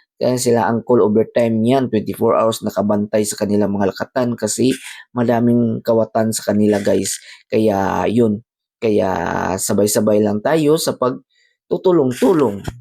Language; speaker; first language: Filipino; non-native, local second language; Cebuano